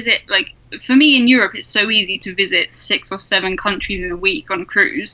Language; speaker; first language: English; native; English